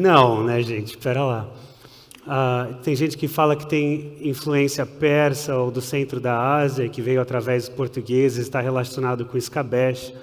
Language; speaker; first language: Portuguese; early bilingual, heritage; Portuguese